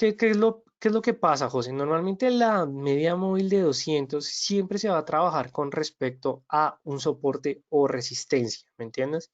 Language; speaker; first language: Spanish; native; Spanish